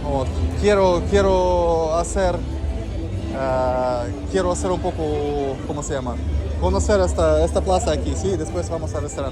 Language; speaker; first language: Spanish; non-native, learner; Russian